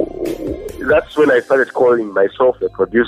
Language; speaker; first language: English; non-native, local second language; Ganda